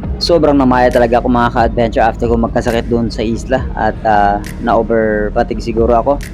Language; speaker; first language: Filipino; native; Filipino